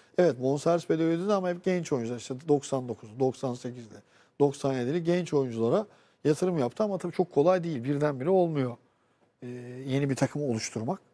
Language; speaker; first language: Turkish; native; Turkish